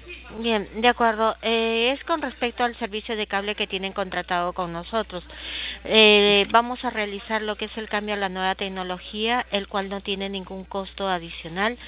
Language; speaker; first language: Spanish; native; Spanish